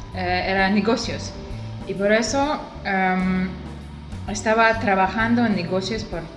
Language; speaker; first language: Spanish; non-native, learner; Russian